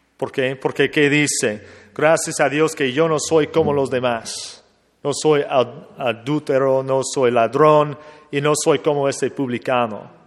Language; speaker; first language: Spanish; non-native, fluent; English